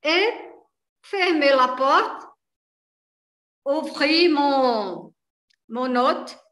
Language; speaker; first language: French; non-native, learner; Portuguese